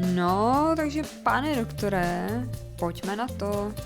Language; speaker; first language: Czech; native; Czech